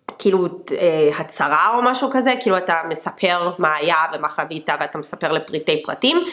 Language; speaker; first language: Hebrew; non-native, fluent; English